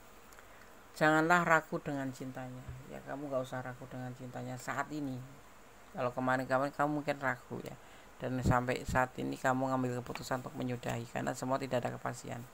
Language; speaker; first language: Indonesian; native; Indonesian